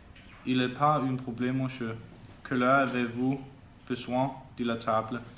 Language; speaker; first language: French; non-native, learner; Danish